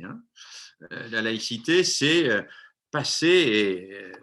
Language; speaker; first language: French; native; French